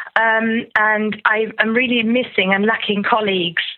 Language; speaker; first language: English; non-native, fluent; German